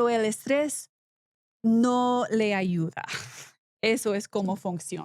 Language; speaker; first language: Spanish; non-native, learner; English